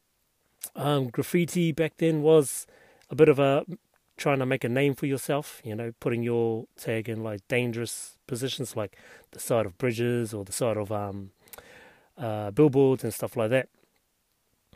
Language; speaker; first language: English; native; English